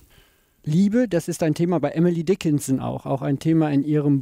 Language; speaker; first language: German; native; German